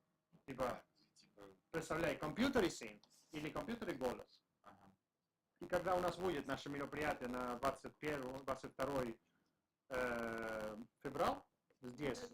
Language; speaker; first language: Russian; non-native, learner; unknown